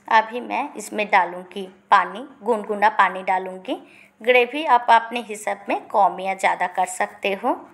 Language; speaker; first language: Hindi; non-native, local second language; Bangla